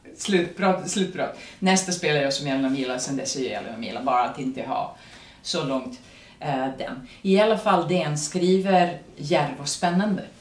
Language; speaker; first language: Swedish; non-native, fluent; Serbian